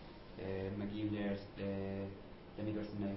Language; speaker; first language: Hebrew; non-native, learner; Spanish